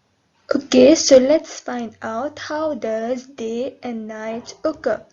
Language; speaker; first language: English; non-native, local second language; Morisyen